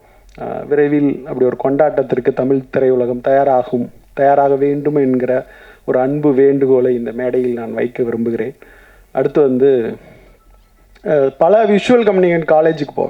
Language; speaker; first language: Tamil; native; Tamil